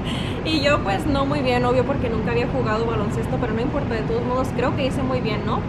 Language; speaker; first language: Spanish; native; Spanish